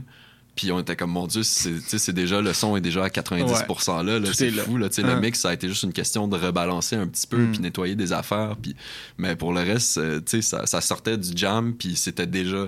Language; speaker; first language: French; native; French